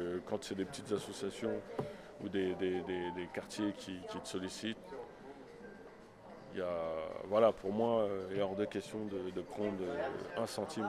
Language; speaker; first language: French; native; French